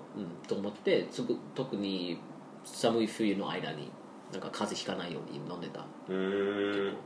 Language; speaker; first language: Japanese; non-native, fluent; English